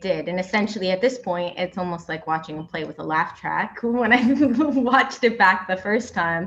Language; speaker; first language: English; native; English